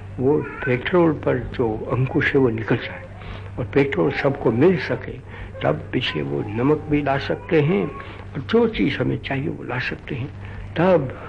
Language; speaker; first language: Hindi; non-native, local second language; Gujarati